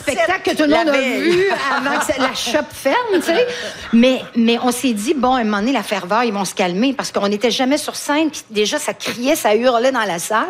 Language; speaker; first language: French; native; French